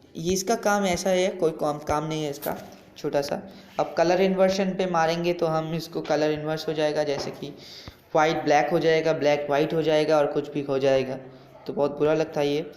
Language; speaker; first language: Hindi; non-native, local second language; Bangla